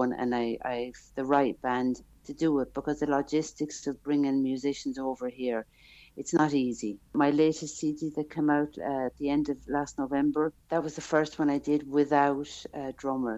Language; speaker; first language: English; native; English